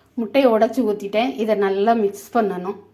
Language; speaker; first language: Tamil; native; Tamil